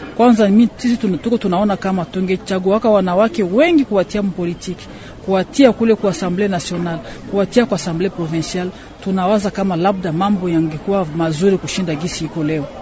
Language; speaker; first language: Swahili; native; Swahili